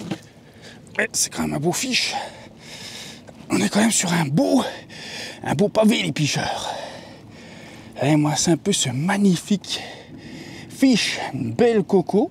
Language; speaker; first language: French; native; French